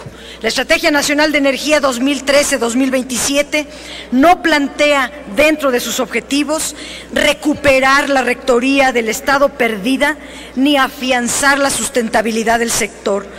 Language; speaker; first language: Spanish; native; Spanish